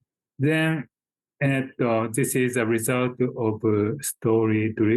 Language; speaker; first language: English; non-native, fluent; Japanese